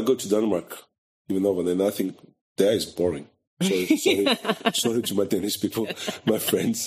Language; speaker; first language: English; non-native, fluent; Portuguese